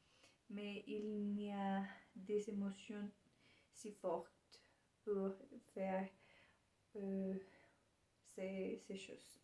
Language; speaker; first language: French; non-native, learner; Spanish